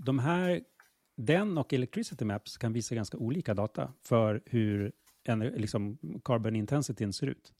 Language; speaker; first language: Swedish; native; Swedish